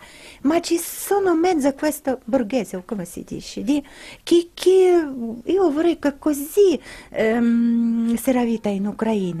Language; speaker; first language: Italian; non-native, learner; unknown